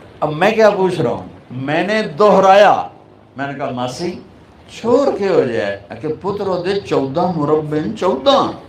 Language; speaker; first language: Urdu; non-native, local second language; Punjabi